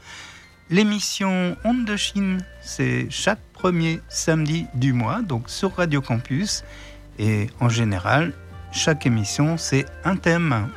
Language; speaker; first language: French; native; French